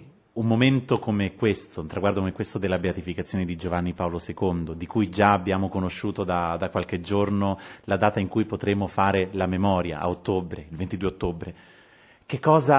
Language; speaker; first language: Italian; native; Italian